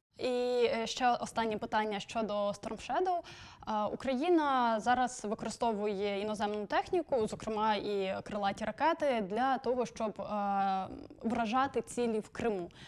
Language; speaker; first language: Ukrainian; native; Ukrainian